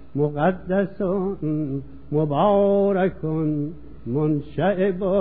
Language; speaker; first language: Persian; native; Persian